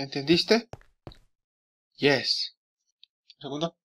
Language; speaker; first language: Spanish; native; Spanish